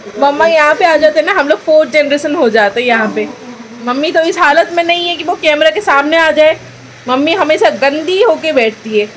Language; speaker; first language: Hindi; non-native, local second language; Odia